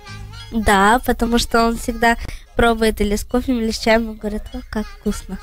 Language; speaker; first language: Russian; early bilingual, heritage; Russian